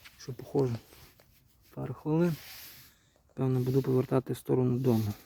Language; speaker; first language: Ukrainian; native; Ukrainian